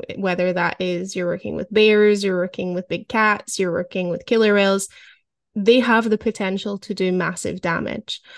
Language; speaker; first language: English; native; English